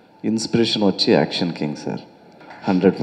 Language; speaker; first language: Telugu; non-native, learner; Kannada